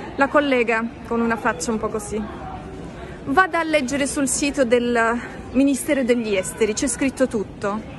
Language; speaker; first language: Italian; non-native, fluent; Russian